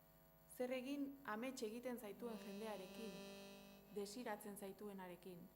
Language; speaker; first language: Basque; native; Basque